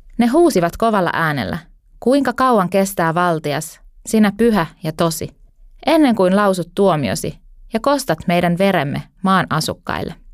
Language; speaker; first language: Finnish; native; Finnish